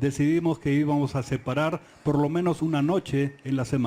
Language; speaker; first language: Spanish; native; Spanish